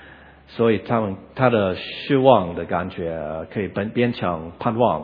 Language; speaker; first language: Chinese; non-native, learner; English